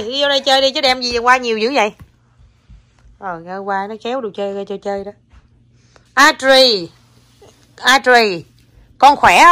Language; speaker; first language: Vietnamese; native; Vietnamese